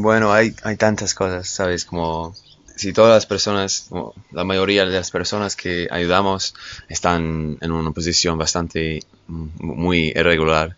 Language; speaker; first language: Spanish; non-native, fluent; English